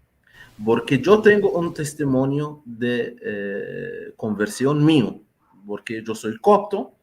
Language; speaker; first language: Spanish; non-native, fluent; Arabic